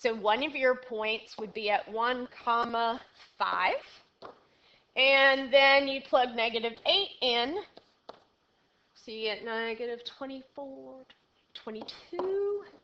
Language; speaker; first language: English; native; English